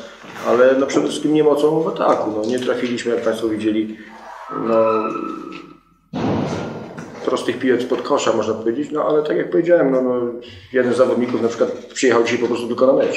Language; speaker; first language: Polish; native; Polish